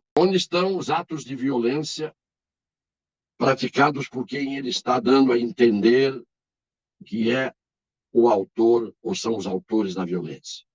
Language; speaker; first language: Portuguese; native; Portuguese